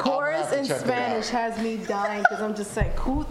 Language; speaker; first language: English; early bilingual, other home language; Spanish